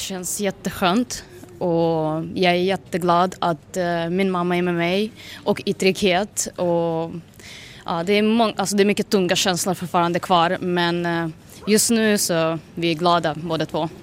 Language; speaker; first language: Swedish; non-native, fluent; Ukrainian